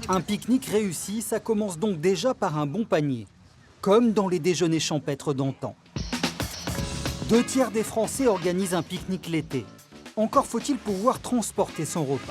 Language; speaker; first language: French; native; French